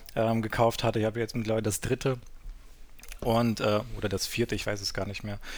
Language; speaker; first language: German; native; German